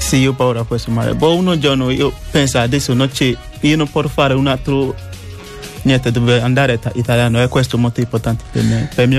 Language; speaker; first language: Italian; non-native, learner; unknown